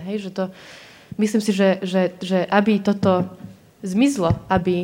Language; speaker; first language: Slovak; non-native, local second language; Hungarian